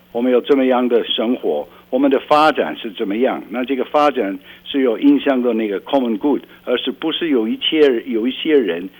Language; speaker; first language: Chinese; non-native, fluent; Dutch